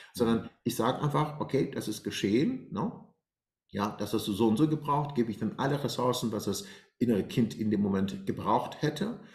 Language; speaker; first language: German; non-native, fluent; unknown